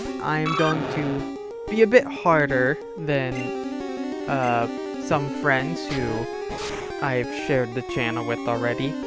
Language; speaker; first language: English; native; English